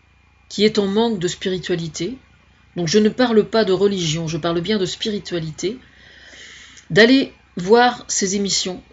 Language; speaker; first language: French; native; French